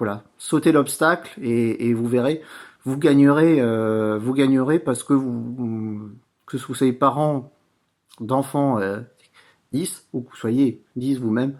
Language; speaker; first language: French; native; French